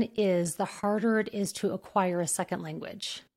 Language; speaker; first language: English; native; English